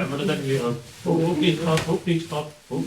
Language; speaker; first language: Dutch; native; Dutch